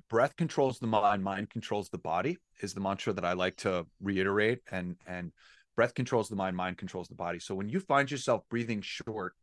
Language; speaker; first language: English; native; English